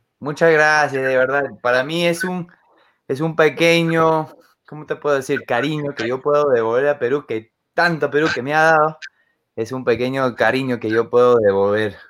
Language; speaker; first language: Spanish; non-native, fluent; English